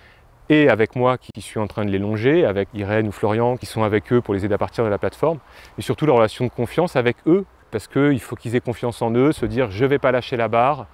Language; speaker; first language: French; native; French